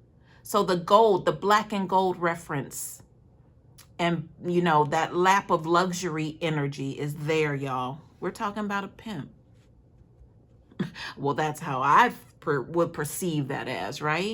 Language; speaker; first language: English; native; English